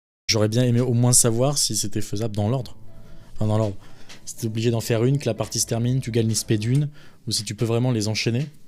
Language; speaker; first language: French; native; French